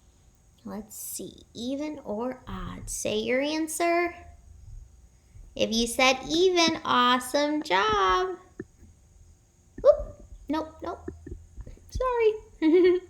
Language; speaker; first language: English; native; English